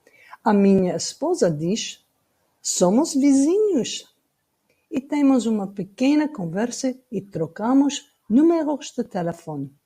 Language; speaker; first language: Portuguese; non-native, learner; English